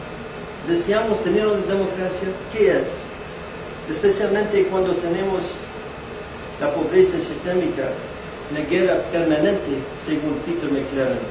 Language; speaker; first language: Spanish; non-native, fluent; English